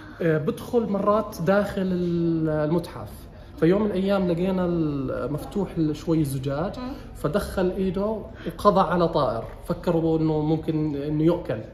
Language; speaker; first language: Arabic; native; Arabic